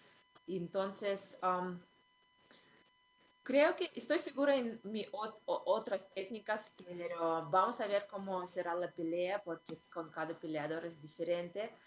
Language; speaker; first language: Spanish; non-native, fluent; Russian